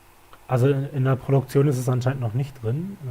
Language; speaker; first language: German; native; German